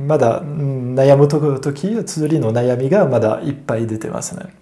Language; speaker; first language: Japanese; non-native, fluent; French